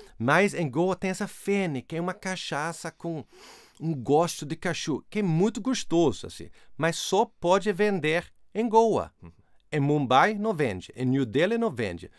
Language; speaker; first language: Portuguese; non-native, fluent; Swedish